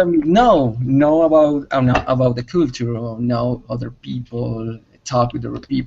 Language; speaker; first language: English; non-native, learner; Spanish